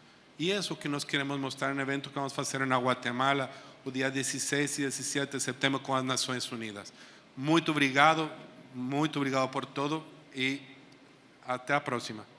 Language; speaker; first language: Portuguese; non-native, fluent; Spanish